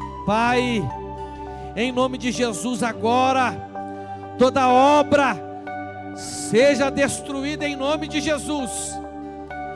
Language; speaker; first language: Portuguese; native; Portuguese